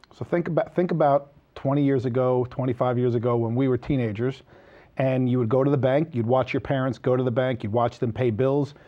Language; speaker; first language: English; native; English